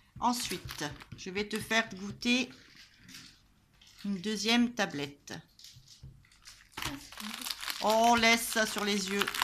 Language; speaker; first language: French; native; French